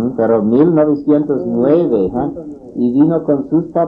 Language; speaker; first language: Spanish; non-native, fluent; English